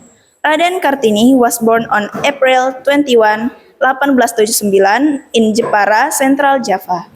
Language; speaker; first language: English; non-native, learner; Indonesian